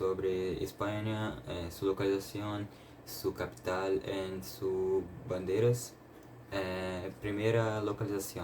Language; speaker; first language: Spanish; non-native, learner; Portuguese